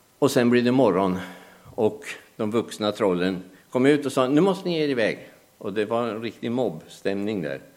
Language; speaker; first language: Swedish; native; Swedish